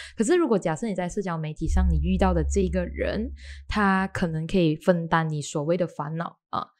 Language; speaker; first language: Chinese; native; Chinese